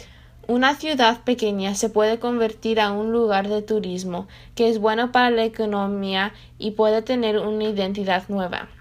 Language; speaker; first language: Spanish; non-native, learner; English